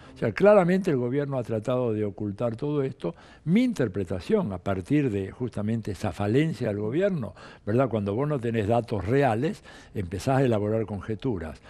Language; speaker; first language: Spanish; early bilingual, other home language; Italian